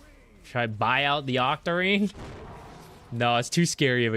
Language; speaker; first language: English; native; English